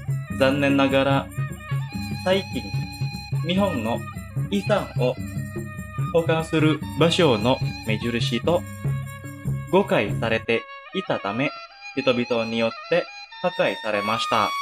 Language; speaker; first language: Japanese; non-native, fluent; Indonesian